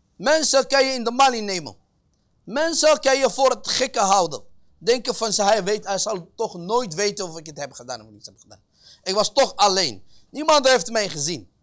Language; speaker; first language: Dutch; early bilingual, other home language; Arabic